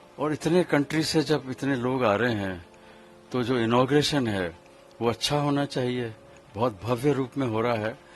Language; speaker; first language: Hindi; native; Hindi